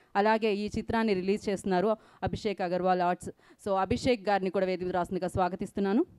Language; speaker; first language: Telugu; native; Telugu